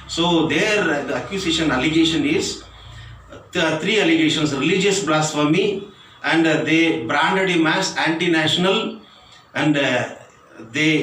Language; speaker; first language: English; non-native, local second language; Tamil